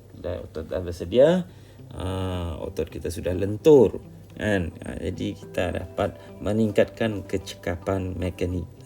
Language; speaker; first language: Malay; native; Malay